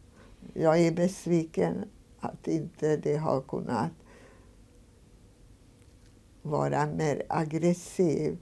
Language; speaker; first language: Swedish; non-native, fluent; Hungarian